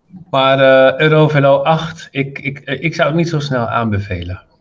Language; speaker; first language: Dutch; non-native, fluent; Arabic